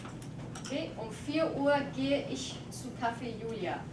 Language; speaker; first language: German; non-native, fluent; English